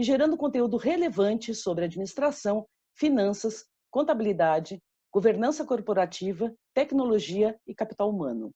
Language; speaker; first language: Portuguese; native; Portuguese